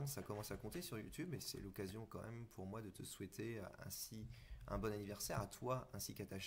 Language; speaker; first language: French; native; French